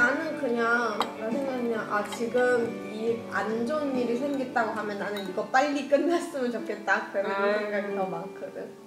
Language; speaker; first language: Korean; non-native, learner; Chinese